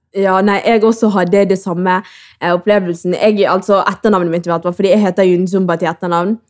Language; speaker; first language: Norwegian; early bilingual, other home language; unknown